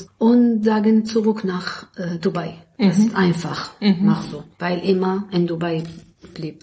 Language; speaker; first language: German; non-native, learner; Arabic